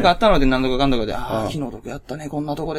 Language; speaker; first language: Japanese; native; Japanese